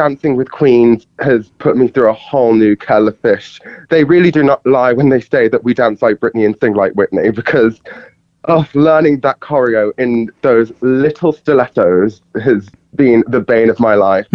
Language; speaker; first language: English; native; English